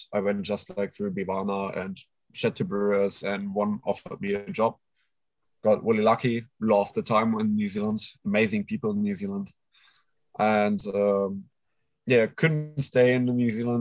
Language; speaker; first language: English; non-native, fluent; German